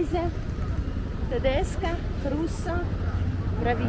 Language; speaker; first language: Italian; non-native, learner; Kyrgyz